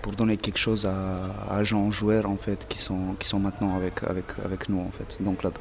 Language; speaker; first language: French; non-native, learner; Serbian